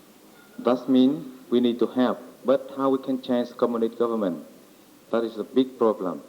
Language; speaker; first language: English; non-native, learner; Vietnamese